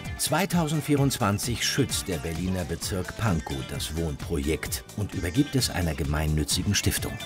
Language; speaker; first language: German; native; German